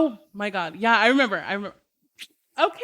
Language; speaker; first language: English; native; English